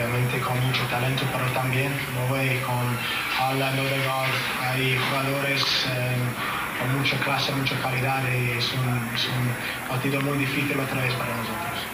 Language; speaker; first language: Spanish; non-native, fluent; Norwegian